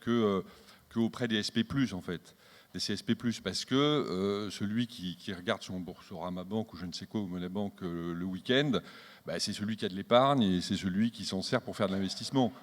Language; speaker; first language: French; native; French